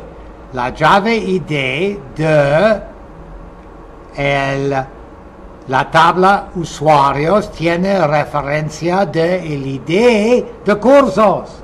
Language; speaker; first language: Spanish; non-native, fluent; English